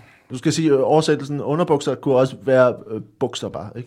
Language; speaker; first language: Danish; native; Danish